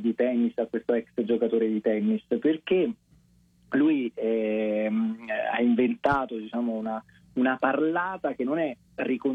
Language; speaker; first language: Italian; native; Italian